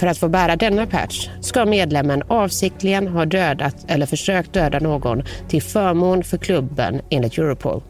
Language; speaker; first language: Swedish; native; Swedish